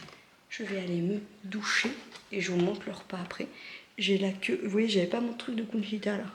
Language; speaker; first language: French; native; French